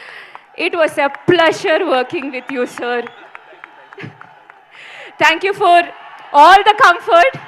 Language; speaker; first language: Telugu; non-native, local second language; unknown